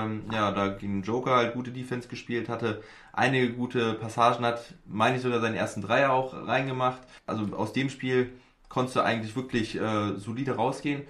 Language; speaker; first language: German; native; German